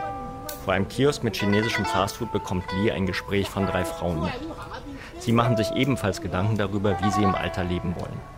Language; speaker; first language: German; native; German